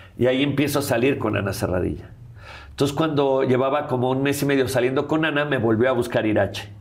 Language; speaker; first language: Spanish; native; Spanish